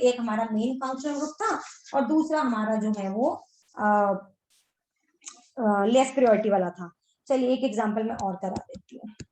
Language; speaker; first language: Hindi; native; Hindi